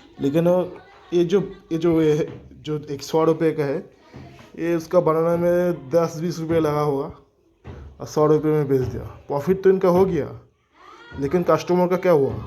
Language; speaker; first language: Hindi; non-native, local second language; Bangla